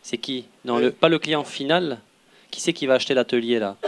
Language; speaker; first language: French; native; French